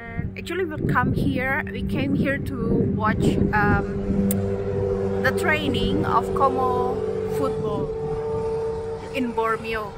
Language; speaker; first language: English; non-native, fluent; Indonesian